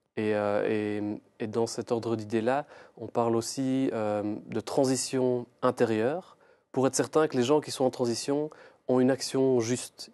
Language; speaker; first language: French; native; French